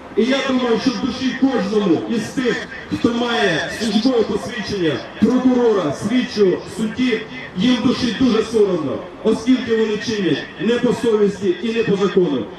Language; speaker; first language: Ukrainian; native; Ukrainian